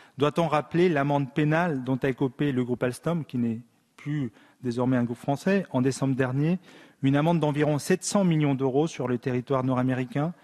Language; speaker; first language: French; early bilingual, other home language; Spanish